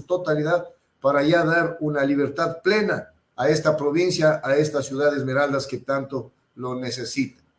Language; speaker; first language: Spanish; native; Spanish